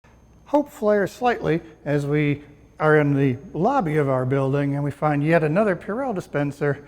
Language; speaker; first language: English; native; English